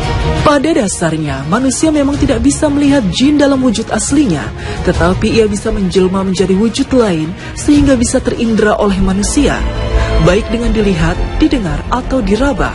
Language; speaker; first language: Indonesian; native; Indonesian